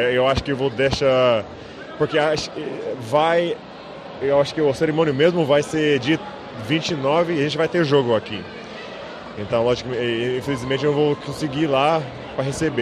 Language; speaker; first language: Portuguese; non-native, fluent; English